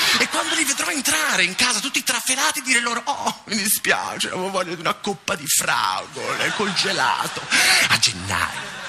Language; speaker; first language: Italian; native; Italian